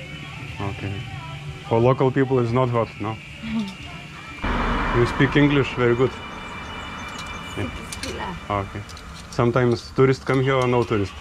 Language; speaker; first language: English; non-native, learner; Lithuanian